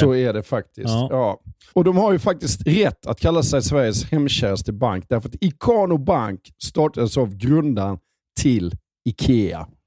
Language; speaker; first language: Swedish; native; Swedish